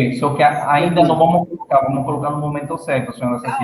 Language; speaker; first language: Portuguese; native; Portuguese